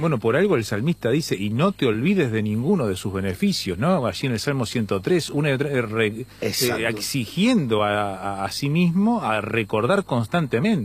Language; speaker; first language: Spanish; native; Spanish